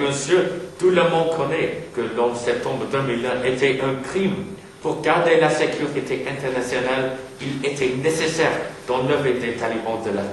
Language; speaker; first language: French; non-native, learner; English